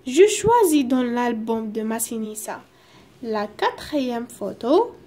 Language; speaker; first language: French; non-native, local second language; Arabic